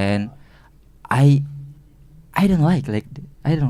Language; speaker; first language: English; non-native, learner; Indonesian